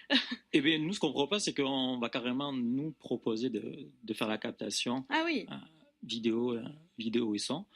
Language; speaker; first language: French; native; French